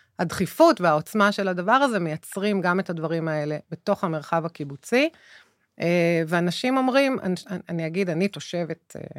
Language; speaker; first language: Hebrew; native; Hebrew